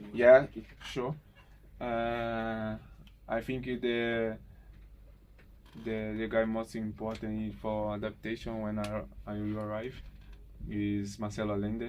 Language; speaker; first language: English; non-native, learner; Portuguese